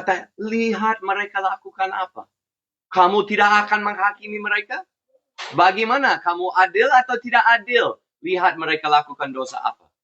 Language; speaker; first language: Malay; non-native, fluent; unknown